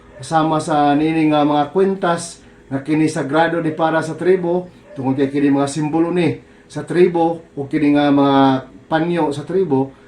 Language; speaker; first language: Cebuano; non-native, local second language; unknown